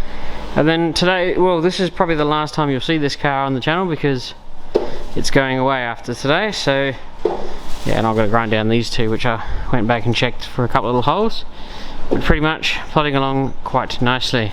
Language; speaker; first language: English; native; English